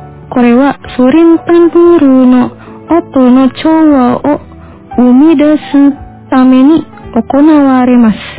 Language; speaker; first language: Japanese; non-native, fluent; Indonesian